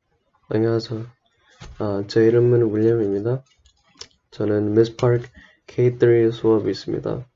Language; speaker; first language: Korean; non-native, learner; English